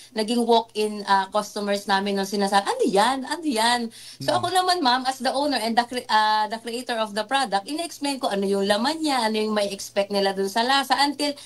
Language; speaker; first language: Filipino; native; Filipino